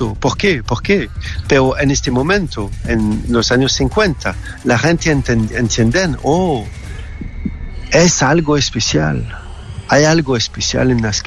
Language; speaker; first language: Spanish; non-native, fluent; French